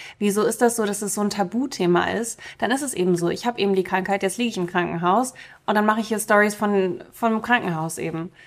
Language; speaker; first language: German; early bilingual, other home language; Russian